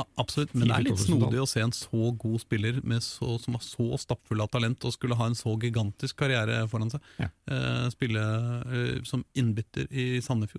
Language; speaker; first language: Norwegian; native; Norwegian